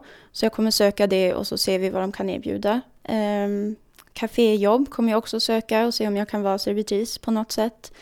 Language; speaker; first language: Swedish; native; Swedish